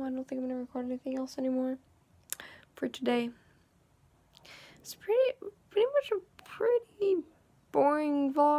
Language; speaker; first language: English; native; English